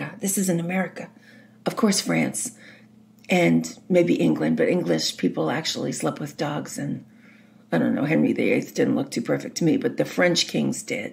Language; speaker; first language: English; native; English